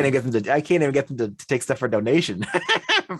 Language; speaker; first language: English; native; English